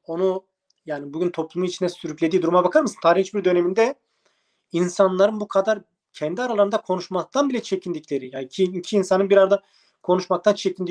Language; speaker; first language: Turkish; native; Turkish